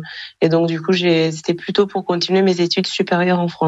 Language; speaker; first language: French; non-native, local second language; Kinyarwanda